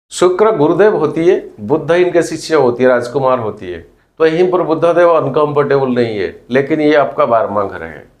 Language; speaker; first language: Hindi; non-native, local second language; Odia